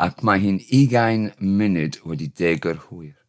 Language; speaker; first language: Welsh; non-native, learner; English